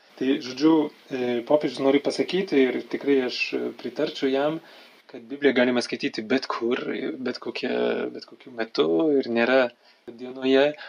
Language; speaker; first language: Lithuanian; non-native, fluent; French